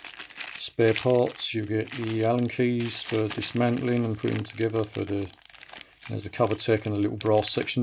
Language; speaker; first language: English; native; English